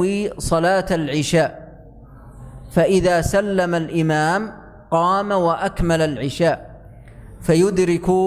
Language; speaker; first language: Arabic; native; Arabic